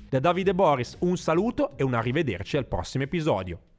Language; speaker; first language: Italian; native; Italian